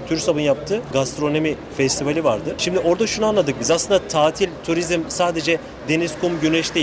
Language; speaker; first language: Turkish; native; Turkish